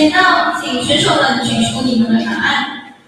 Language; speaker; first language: Chinese; native; Chinese